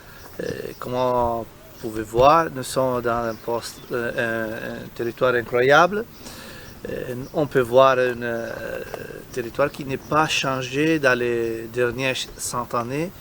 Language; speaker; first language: French; non-native, learner; Italian